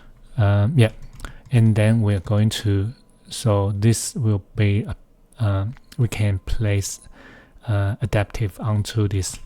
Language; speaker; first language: English; non-native, fluent; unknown